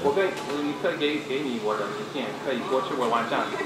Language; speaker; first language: Chinese; non-native, fluent; English